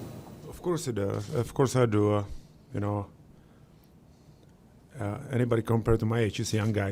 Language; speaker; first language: English; non-native, fluent; Czech